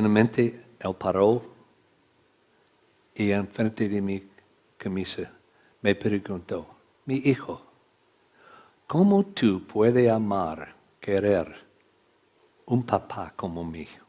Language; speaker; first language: Spanish; non-native, learner; English